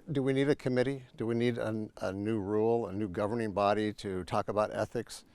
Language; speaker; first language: English; native; English